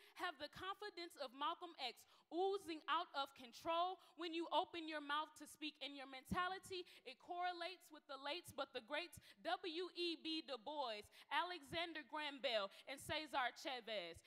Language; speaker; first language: English; native; English